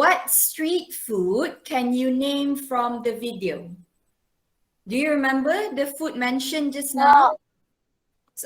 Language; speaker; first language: English; non-native, local second language; Malay